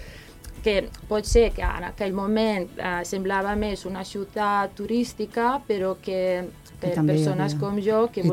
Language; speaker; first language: Catalan; non-native, fluent; Serbian